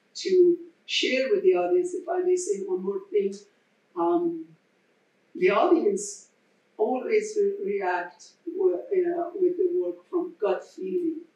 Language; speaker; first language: English; non-native, fluent; Persian